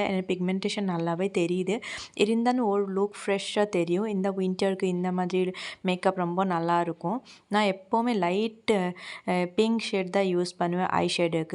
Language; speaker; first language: Tamil; non-native, learner; Assamese